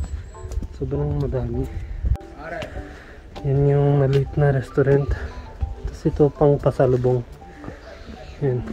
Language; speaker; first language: Filipino; non-native, learner; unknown